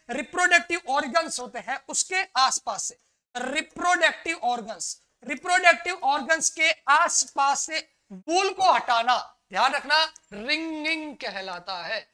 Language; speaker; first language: Hindi; native; Hindi